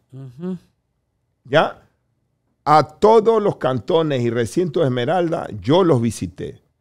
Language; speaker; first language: Spanish; native; Spanish